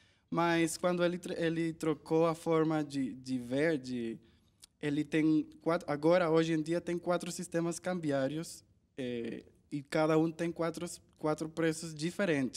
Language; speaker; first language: Portuguese; non-native, learner; Spanish